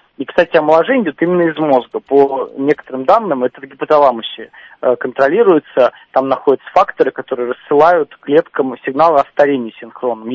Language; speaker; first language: Russian; native; Russian